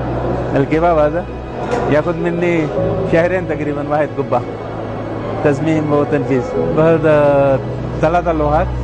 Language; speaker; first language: Arabic; non-native, learner; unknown